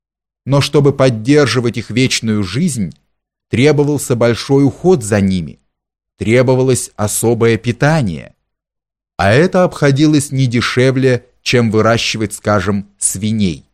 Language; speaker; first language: Russian; native; Russian